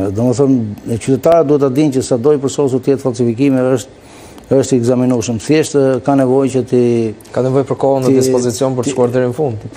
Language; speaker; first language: Albanian; native; Albanian